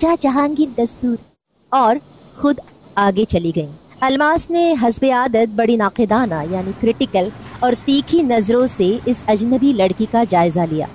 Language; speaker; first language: Urdu; non-native, local second language; Marathi